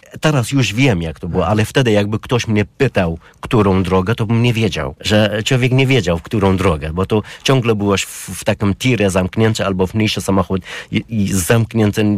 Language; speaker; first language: Polish; non-native, learner; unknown